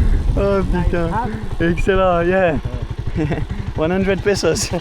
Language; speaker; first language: English; non-native, learner; French